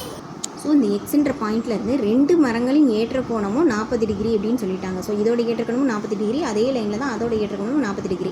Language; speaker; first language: Tamil; native; Tamil